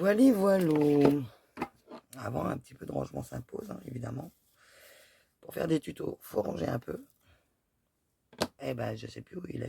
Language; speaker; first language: French; native; French